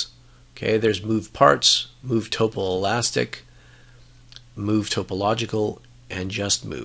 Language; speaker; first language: English; native; English